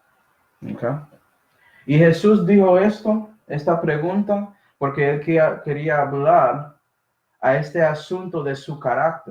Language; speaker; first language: Spanish; non-native, fluent; English